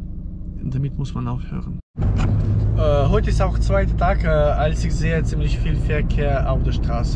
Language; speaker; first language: German; non-native, fluent; Ukrainian